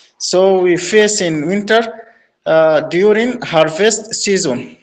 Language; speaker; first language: English; non-native, learner; Arabic